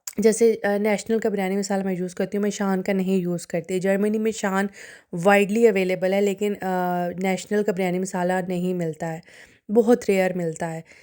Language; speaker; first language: Urdu; non-native, local second language; Punjabi